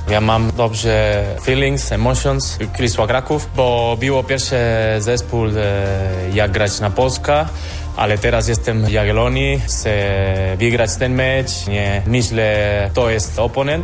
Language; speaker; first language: Polish; non-native, learner; Spanish